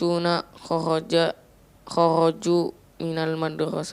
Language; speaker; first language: Arabic; non-native, learner; Indonesian